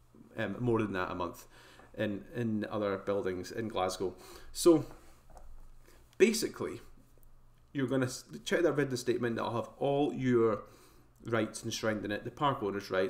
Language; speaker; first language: English; native; English